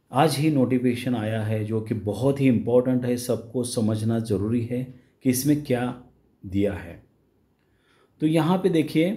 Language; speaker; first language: Hindi; non-native, local second language; Marathi